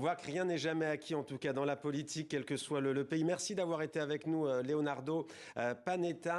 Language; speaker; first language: French; native; French